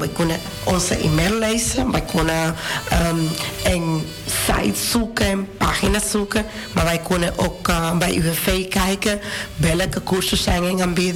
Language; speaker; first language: Dutch; non-native, fluent; Spanish